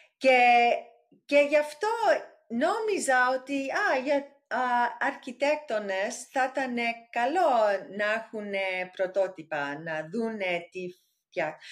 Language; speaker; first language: Greek; early bilingual, heritage; English